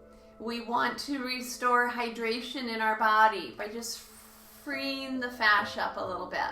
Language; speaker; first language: English; native; English